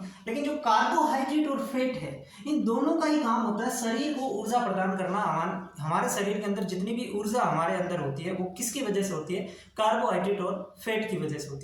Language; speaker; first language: Hindi; native; Hindi